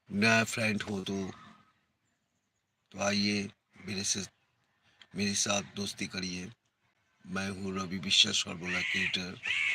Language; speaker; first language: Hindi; non-native, local second language; Bangla